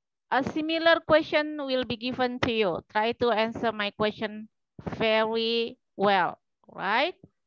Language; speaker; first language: English; non-native, fluent; Indonesian